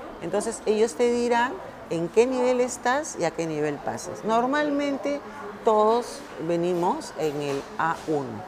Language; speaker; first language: Spanish; native; Spanish